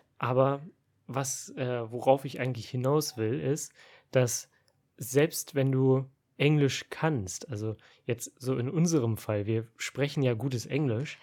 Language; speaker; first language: German; native; German